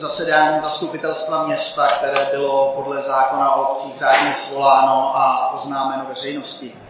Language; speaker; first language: Czech; native; Czech